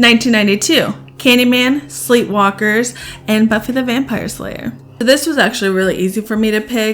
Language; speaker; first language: English; native; English